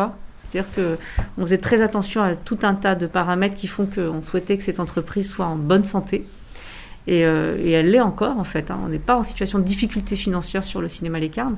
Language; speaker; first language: French; native; French